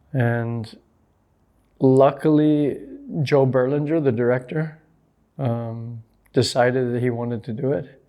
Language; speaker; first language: English; native; English